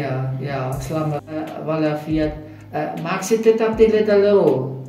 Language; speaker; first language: Indonesian; non-native, fluent; German